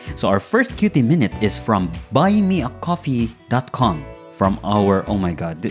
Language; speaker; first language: English; non-native, local second language; Cebuano